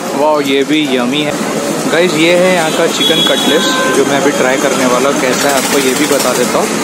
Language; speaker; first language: Hindi; non-native, local second language; Bangla